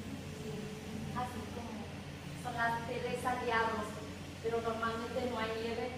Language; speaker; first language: Spanish; non-native, learner; Vietnamese